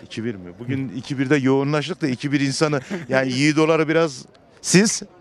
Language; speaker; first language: Turkish; native; Turkish